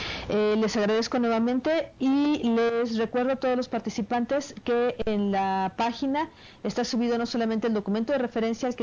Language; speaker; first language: Spanish; native; Spanish